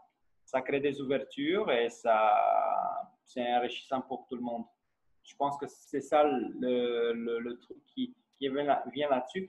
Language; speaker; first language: French; non-native, fluent; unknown